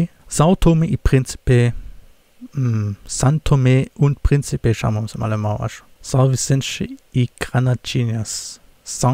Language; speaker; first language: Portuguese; non-native, fluent; German